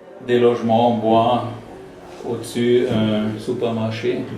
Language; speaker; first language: French; non-native, learner; German